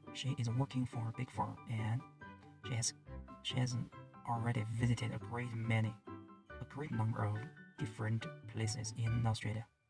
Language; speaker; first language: English; non-native, learner; Chinese